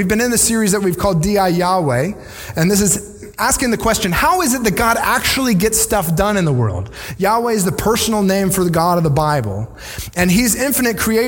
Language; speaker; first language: English; native; English